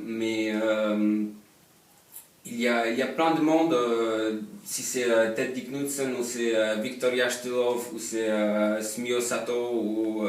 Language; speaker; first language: French; non-native, fluent; Polish